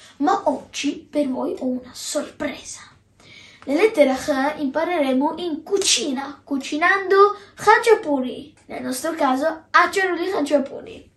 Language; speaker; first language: Italian; non-native, learner; Georgian